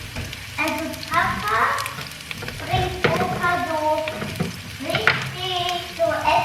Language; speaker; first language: German; early bilingual, heritage; German